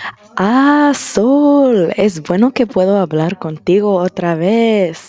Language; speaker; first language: Spanish; non-native, learner; English